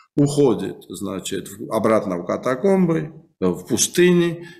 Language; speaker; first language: Russian; non-native, local second language; Georgian